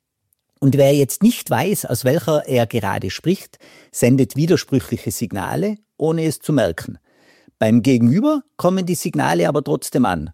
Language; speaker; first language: German; native; German